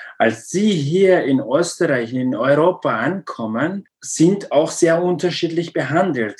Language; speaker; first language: German; non-native, learner; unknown